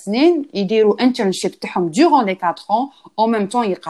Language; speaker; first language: French; non-native, local second language; Arabic